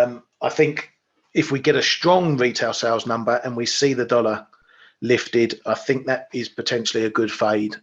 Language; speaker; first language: English; native; English